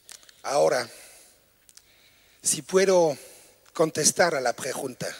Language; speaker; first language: Spanish; non-native, fluent; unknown